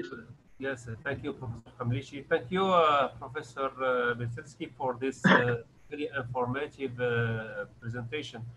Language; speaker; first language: English; non-native, learner; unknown